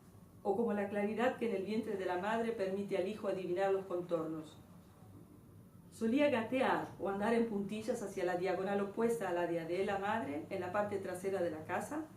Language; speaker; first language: Spanish; native; Spanish